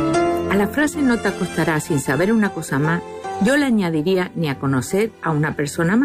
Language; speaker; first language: Spanish; native; Spanish